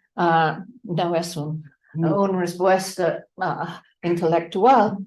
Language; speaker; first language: Spanish; non-native, fluent; English